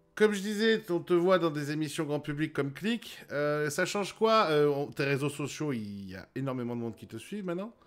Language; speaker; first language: French; native; French